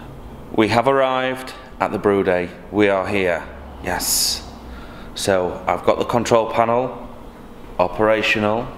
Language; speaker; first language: English; native; English